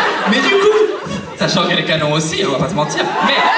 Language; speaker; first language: French; native; French